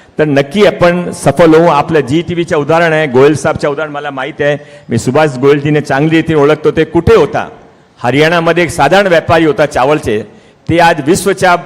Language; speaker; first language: Marathi; non-native, local second language; Hindi